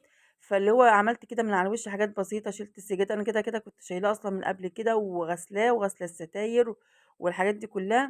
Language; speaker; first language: Arabic; native; Arabic